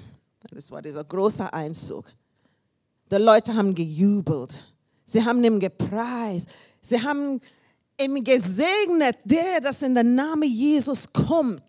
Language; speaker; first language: German; non-native, learner; English